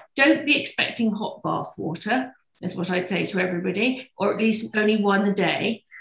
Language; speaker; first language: English; native; English